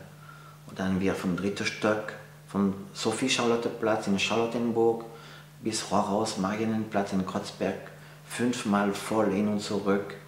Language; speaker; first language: German; non-native, fluent; French